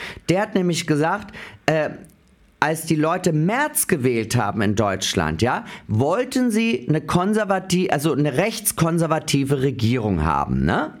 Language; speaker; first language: German; native; German